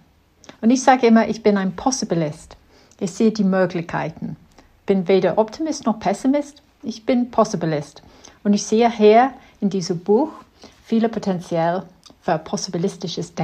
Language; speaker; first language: German; non-native, fluent; English